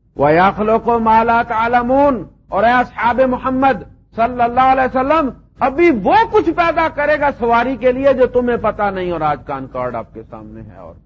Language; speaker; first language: Urdu; non-native, local second language; Punjabi